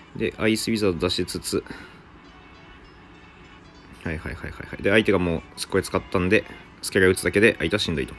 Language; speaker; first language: Japanese; native; Japanese